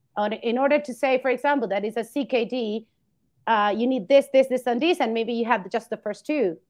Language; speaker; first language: English; non-native, fluent; Spanish